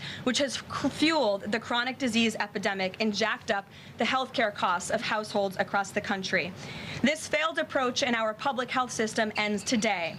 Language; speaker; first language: English; native; English